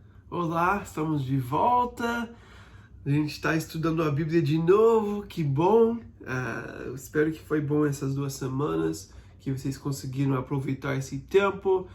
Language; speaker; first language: Portuguese; non-native, fluent; English